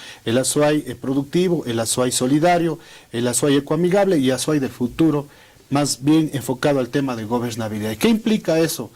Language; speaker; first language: Spanish; native; Spanish